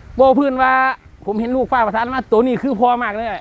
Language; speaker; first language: Thai; native; Thai